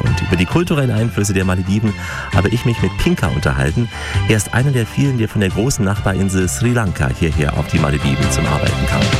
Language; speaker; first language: German; native; German